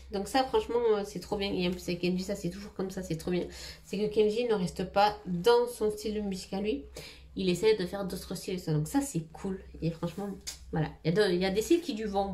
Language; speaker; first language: French; native; French